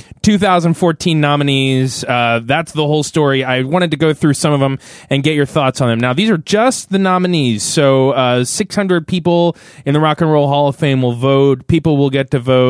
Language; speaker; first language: English; native; English